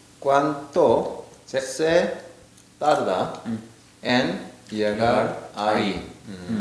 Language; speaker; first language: Spanish; non-native, learner; Korean